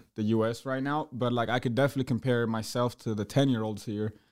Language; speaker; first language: English; early bilingual, other home language; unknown